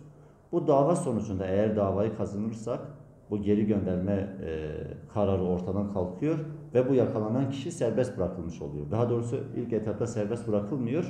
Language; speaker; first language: Turkish; native; Turkish